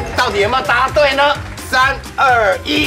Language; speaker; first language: Chinese; native; Chinese